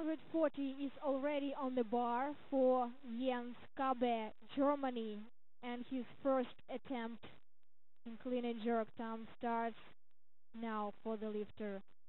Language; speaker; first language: English; non-native, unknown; Ukrainian